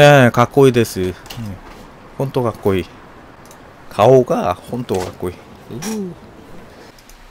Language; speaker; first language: Japanese; non-native, learner; Korean